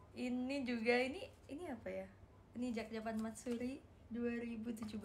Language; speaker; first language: Indonesian; native; Indonesian